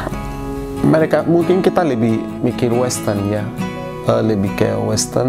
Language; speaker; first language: Indonesian; non-native, fluent; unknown